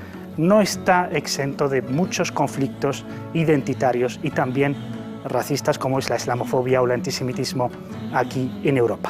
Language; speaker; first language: Spanish; native; Spanish